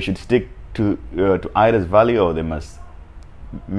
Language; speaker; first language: English; non-native, local second language; Nyanja